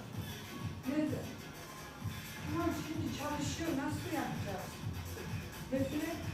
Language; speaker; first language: Turkish; non-native, fluent; Russian